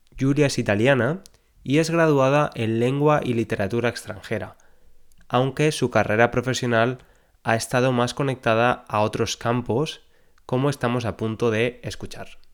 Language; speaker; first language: Spanish; native; Spanish